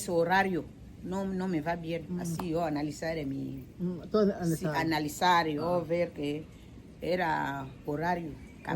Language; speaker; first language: Spanish; non-native, learner; Filipino